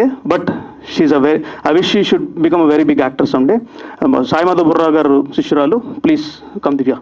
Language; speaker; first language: Telugu; native; Telugu